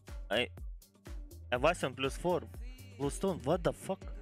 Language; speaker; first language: English; non-native, learner; Lithuanian